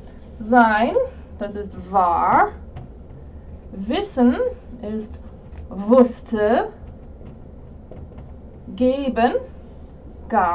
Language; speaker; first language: German; non-native, fluent; English